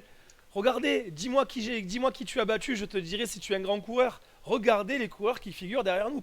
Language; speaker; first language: French; native; French